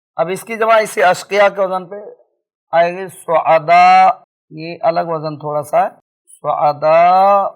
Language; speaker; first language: Urdu; native; Urdu